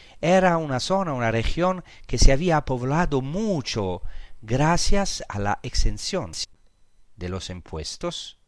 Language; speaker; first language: Spanish; non-native, fluent; Italian